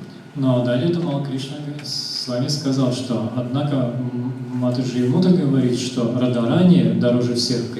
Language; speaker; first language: Russian; native; Russian